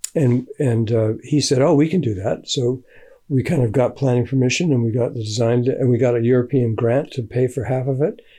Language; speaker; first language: English; native; English